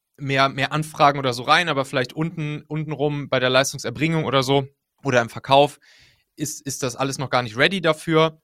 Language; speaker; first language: German; native; German